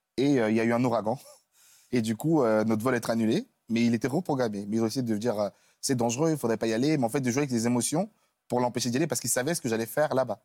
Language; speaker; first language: French; native; French